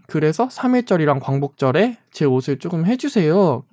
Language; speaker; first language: Korean; native; Korean